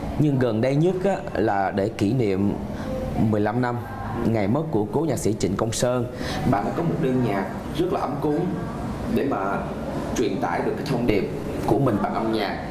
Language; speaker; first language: Vietnamese; native; Vietnamese